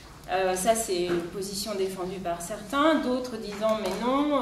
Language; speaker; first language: French; native; French